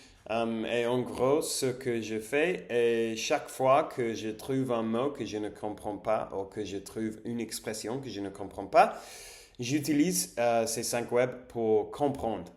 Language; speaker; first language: French; non-native, learner; English